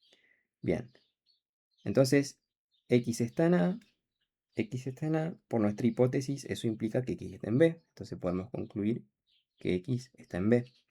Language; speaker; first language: Spanish; native; Spanish